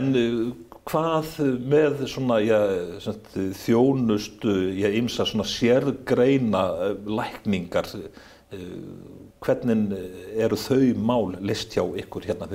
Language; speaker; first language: Icelandic; native; Icelandic